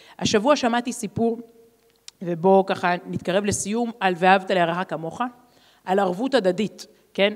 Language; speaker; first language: Hebrew; native; Hebrew